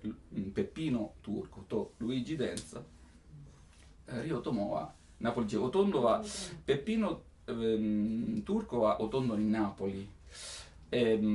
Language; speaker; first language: Japanese; non-native, learner; Italian